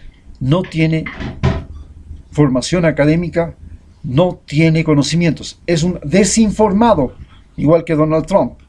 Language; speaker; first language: Spanish; native; Spanish